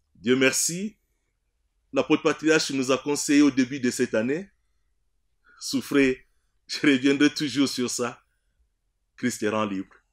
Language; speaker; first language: French; non-native, local second language; Swahili